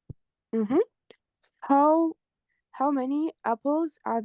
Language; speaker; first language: English; non-native, fluent; French